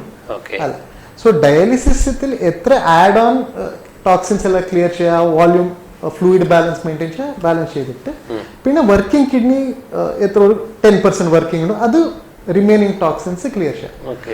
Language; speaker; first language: Malayalam; non-native, learner; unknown